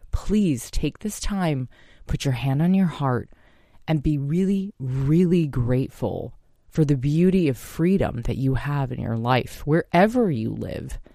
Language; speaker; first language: English; native; English